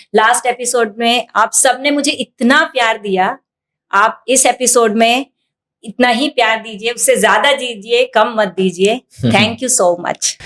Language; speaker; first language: Hindi; native; Hindi